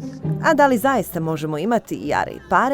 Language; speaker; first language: Bosnian; native; Bosnian